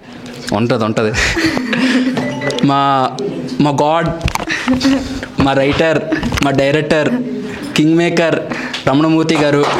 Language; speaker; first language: Telugu; native; Telugu